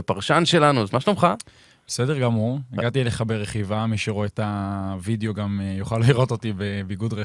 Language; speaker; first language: Hebrew; native; Hebrew